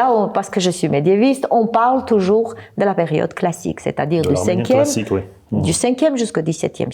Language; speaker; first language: French; non-native, fluent; Armenian